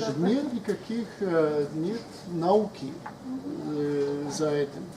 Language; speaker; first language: Russian; non-native, learner; Polish